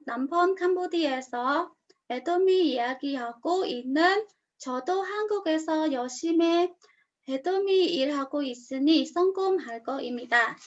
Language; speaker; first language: Korean; non-native, learner; Khmer